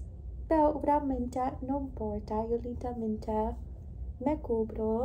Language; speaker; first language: Spanish; non-native, learner; English